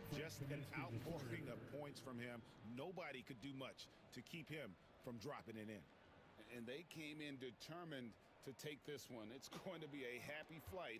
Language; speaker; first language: English; native; English